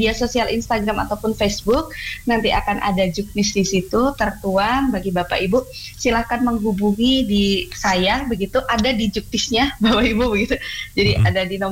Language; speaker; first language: Indonesian; non-native, local second language; Javanese